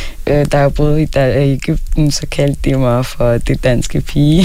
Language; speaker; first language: Danish; early bilingual, other home language; Arabic